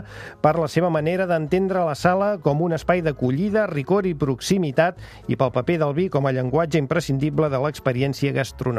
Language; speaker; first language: Catalan; native; Catalan